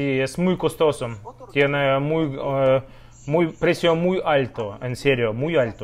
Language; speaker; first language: Spanish; non-native, learner; Russian